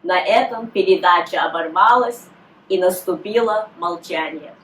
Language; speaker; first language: Russian; early bilingual, heritage; Russian